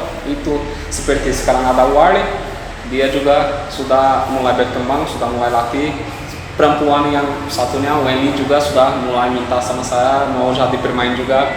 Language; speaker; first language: Indonesian; non-native, fluent; Portuguese